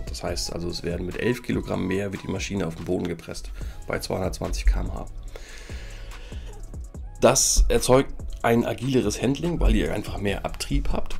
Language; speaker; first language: German; native; German